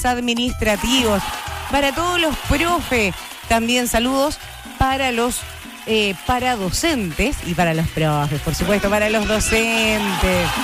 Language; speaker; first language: Spanish; native; Spanish